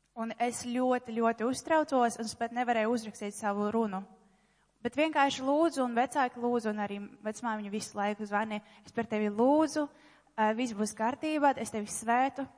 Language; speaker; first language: Latvian; non-native, local second language; Russian